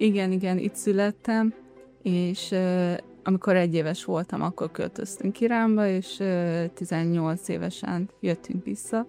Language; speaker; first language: Hungarian; early bilingual, heritage; Hungarian